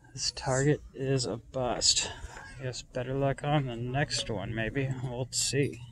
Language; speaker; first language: English; native; English